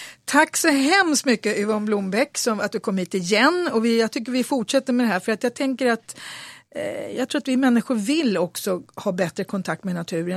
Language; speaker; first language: Swedish; native; Swedish